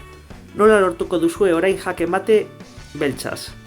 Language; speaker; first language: Basque; non-native, local second language; Spanish